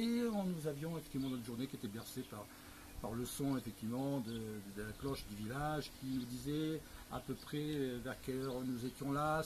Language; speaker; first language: French; native; French